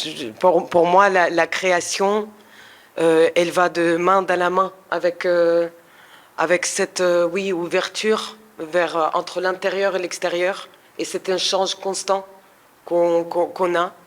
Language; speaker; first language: French; non-native, fluent; Russian